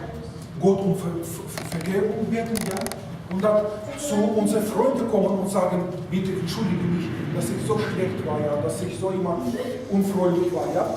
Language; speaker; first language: German; non-native, fluent; Russian